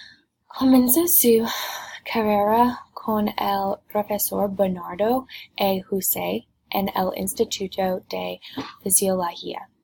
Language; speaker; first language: Spanish; non-native, learner; English